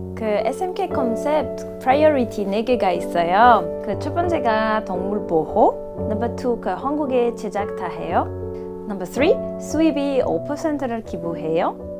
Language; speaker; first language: Korean; non-native, learner; French